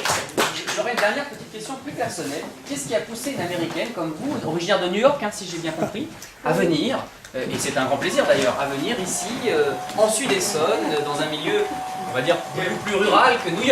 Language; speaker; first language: French; native; French